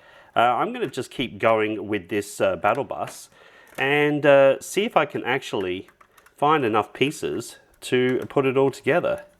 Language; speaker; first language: English; native; English